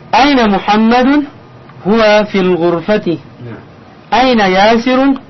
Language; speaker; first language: Arabic; non-native, learner; Indonesian